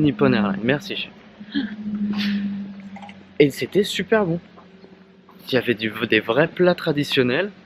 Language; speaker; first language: French; native; French